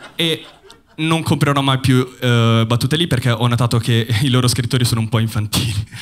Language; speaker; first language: Italian; native; Italian